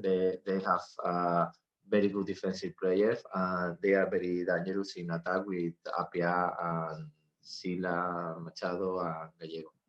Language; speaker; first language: English; non-native, learner; Spanish